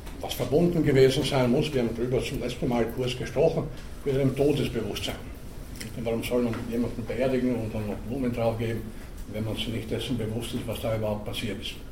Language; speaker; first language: German; native; German